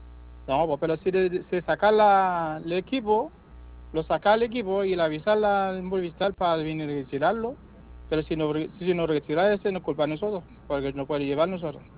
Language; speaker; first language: Spanish; non-native, learner; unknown